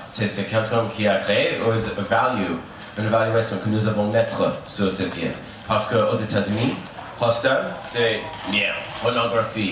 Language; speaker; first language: French; non-native, learner; English